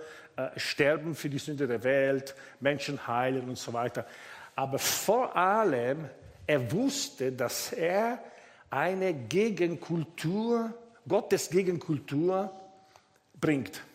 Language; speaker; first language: German; non-native, fluent; Italian